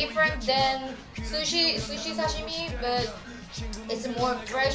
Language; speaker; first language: English; non-native, learner; Korean